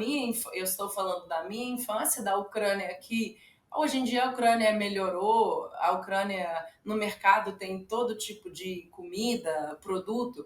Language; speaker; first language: Portuguese; non-native, fluent; Ukrainian